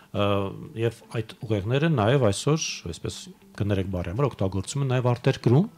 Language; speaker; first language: Armenian; native; Armenian